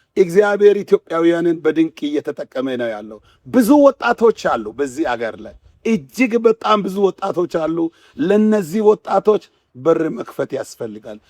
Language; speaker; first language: Amharic; non-native, local second language; Wolaytta